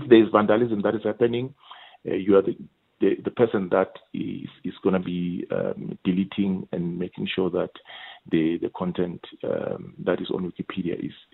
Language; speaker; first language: English; non-native, local second language; Swati